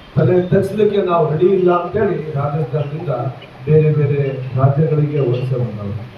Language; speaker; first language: Kannada; non-native, local second language; Lambadi